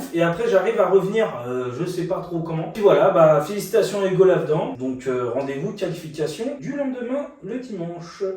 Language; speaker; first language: French; native; French